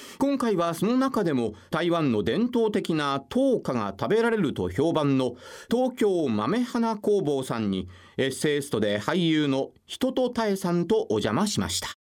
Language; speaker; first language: Japanese; native; Japanese